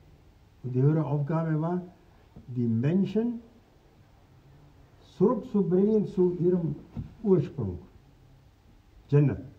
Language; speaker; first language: German; non-native, fluent; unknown